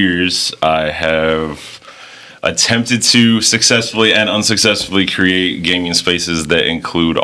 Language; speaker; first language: English; native; English